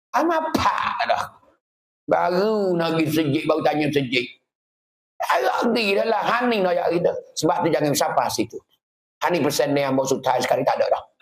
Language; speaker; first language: Malay; native; Malay